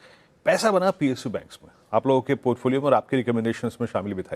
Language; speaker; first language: Hindi; native; Hindi